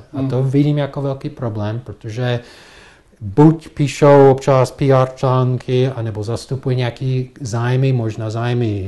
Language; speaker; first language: Czech; non-native, fluent; English